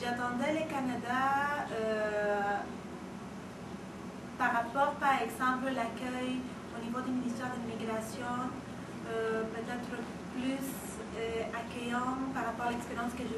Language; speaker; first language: French; non-native, fluent; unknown